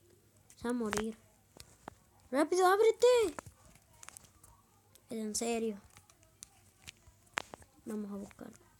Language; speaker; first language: Spanish; native; Spanish